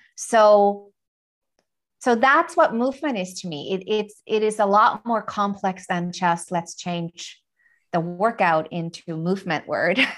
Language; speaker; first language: English; non-native, fluent; Finnish